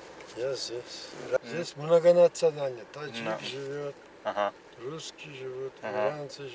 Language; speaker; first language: Russian; non-native, local second language; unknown